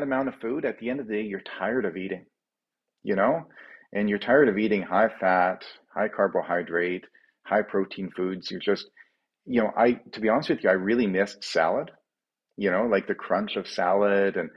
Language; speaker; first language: English; native; English